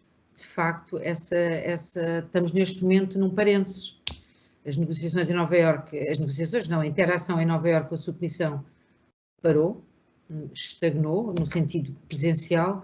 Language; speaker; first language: Portuguese; native; Portuguese